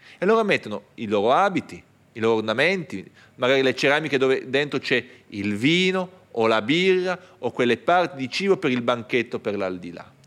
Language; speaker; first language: Italian; native; Italian